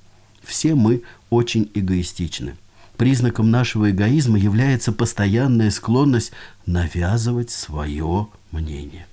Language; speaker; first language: Russian; native; Russian